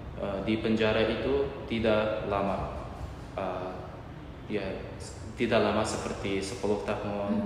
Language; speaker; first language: Indonesian; non-native, learner; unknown